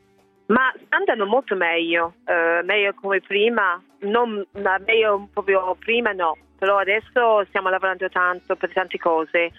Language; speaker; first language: Italian; non-native, learner; English